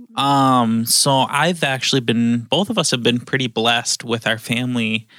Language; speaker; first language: English; native; English